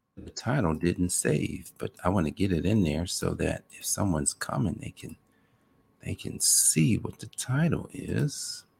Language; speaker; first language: English; native; English